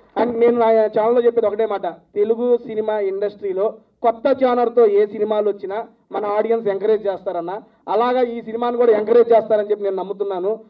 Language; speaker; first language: Telugu; native; Telugu